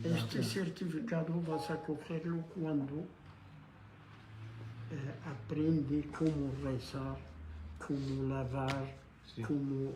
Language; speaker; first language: Portuguese; non-native, learner; Arabic